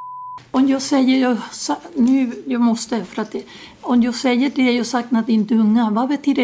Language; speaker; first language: Swedish; non-native, fluent; Spanish